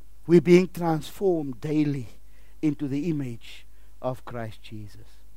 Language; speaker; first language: English; non-native, local second language; Afrikaans